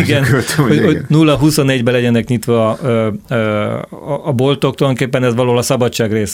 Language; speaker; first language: Hungarian; native; Hungarian